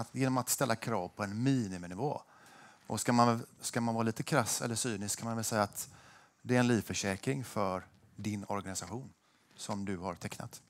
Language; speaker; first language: Swedish; native; Swedish